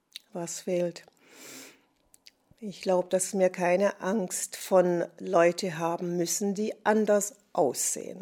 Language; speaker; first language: German; non-native, fluent; English